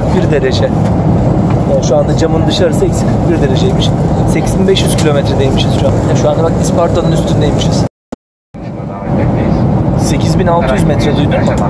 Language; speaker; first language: Turkish; native; Turkish